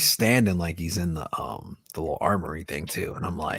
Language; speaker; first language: English; native; English